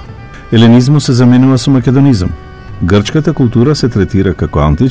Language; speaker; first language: Macedonian; native; Macedonian